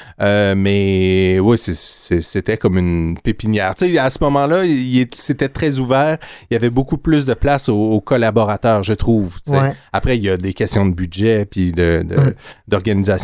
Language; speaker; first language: French; native; French